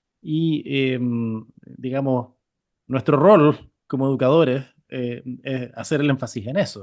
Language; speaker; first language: Spanish; native; Spanish